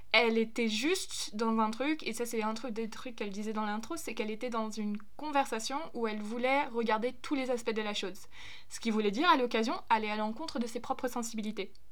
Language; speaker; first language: French; non-native, fluent; German